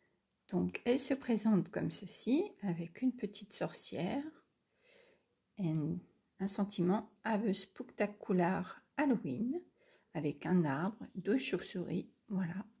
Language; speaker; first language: French; native; French